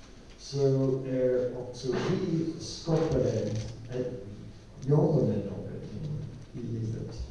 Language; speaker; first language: Swedish; non-native, learner; English